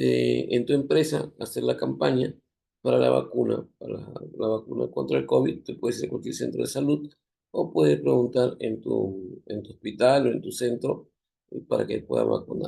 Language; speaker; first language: Spanish; native; Spanish